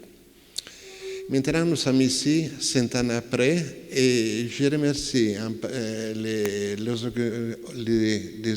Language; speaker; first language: French; non-native, fluent; Italian